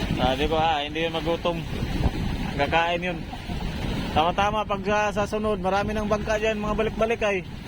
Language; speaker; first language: Filipino; non-native, local second language; Cebuano